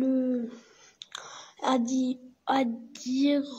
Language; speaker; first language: French; non-native, learner; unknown